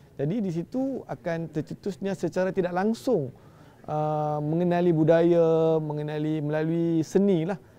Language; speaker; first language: Malay; native; Malay